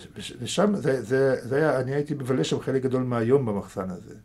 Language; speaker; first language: Hebrew; early bilingual, other home language; Russian